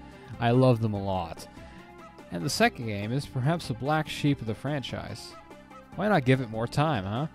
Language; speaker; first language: English; native; English